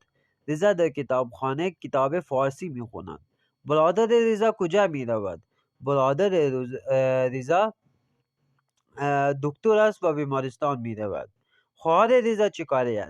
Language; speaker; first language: Persian; non-native, fluent; Urdu